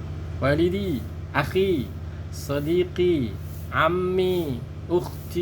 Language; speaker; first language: Arabic; non-native, fluent; Indonesian